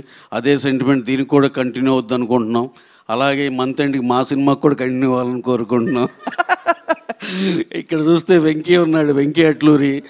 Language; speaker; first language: Telugu; native; Telugu